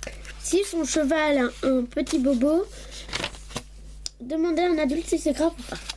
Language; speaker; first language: French; native; French